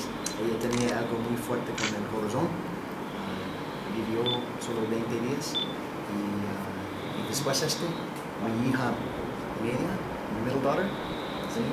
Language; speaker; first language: Spanish; non-native, learner; English